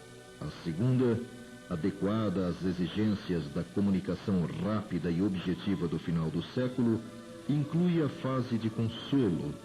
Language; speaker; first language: Portuguese; native; Portuguese